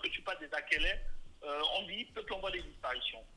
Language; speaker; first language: French; native; French